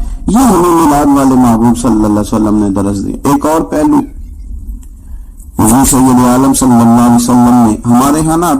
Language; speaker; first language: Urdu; non-native, local second language; Punjabi